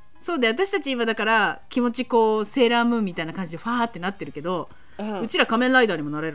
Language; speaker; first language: Japanese; native; Japanese